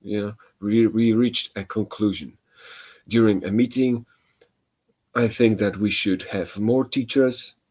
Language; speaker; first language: English; non-native, fluent; Polish